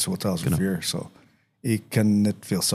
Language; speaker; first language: German; non-native, learner; English